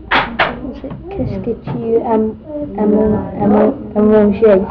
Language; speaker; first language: French; non-native, learner; English